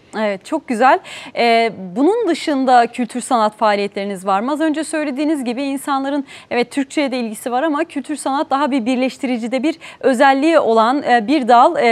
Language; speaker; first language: Turkish; native; Turkish